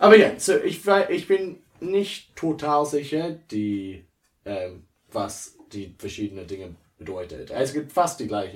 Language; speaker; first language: German; non-native, learner; English